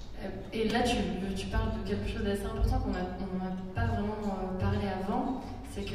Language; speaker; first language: French; native; French